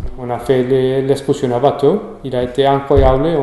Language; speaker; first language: French; non-native, learner; Spanish